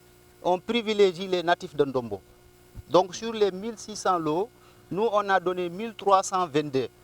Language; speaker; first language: French; non-native, local second language; Wolof